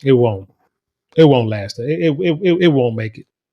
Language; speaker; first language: English; native; English